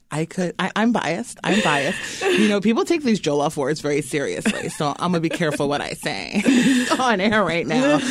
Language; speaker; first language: English; native; English